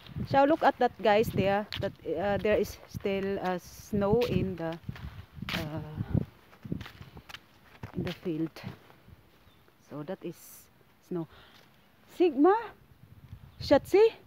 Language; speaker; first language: English; non-native, local second language; Filipino